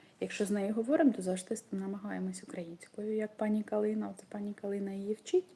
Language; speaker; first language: Ukrainian; non-native, local second language; Russian